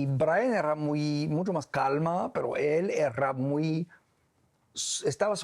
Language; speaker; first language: Spanish; non-native, learner; English